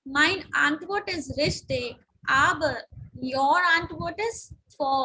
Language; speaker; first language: German; non-native, learner; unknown